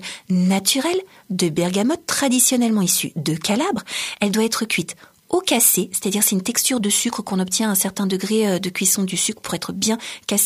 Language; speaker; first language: French; native; French